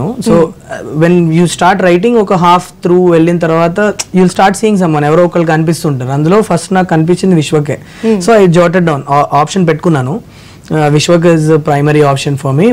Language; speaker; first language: Telugu; native; Telugu